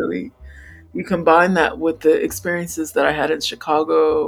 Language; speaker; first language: English; native; English